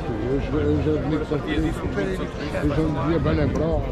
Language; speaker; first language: Portuguese; native; Portuguese